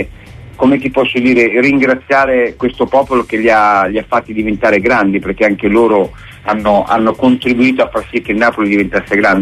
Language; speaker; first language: Italian; native; Italian